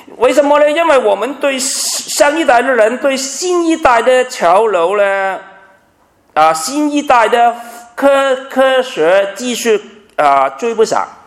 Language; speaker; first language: Chinese; non-native, local second language; Cantonese